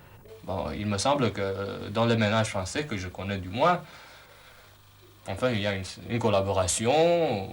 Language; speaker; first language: French; non-native, fluent; Romanian